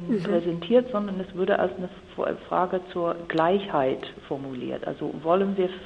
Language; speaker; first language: German; non-native, fluent; English